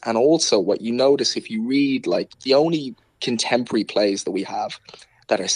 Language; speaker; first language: English; native; English